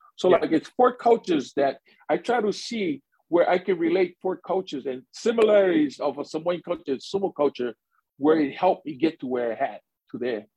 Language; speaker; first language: English; native; English